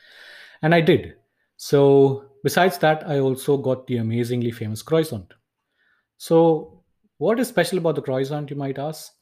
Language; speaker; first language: English; non-native, local second language; Tamil